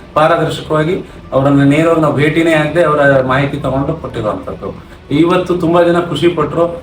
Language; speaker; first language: Kannada; non-native, local second language; Lambadi